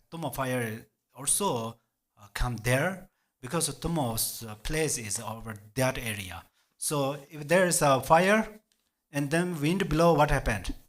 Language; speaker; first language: English; non-native, learner; Tibetan